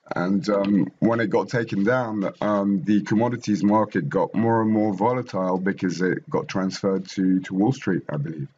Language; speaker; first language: English; non-native, fluent; French